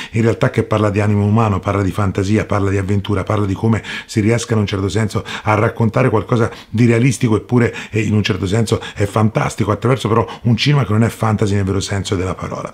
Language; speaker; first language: Italian; native; Italian